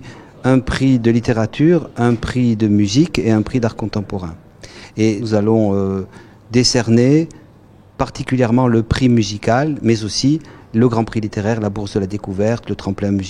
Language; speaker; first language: French; native; French